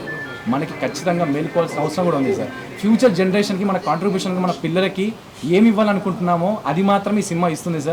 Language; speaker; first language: Telugu; native; Telugu